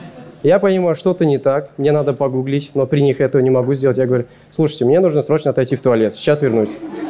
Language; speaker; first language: Russian; native; Russian